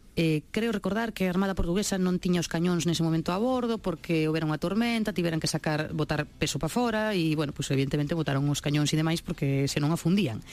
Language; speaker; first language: Galician; non-native, local second language; Spanish